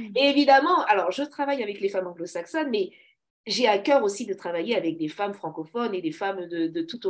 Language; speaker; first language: French; native; French